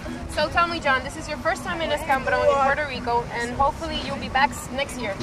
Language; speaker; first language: English; non-native, local second language; Spanish